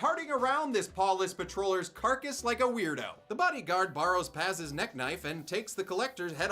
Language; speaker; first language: English; native; English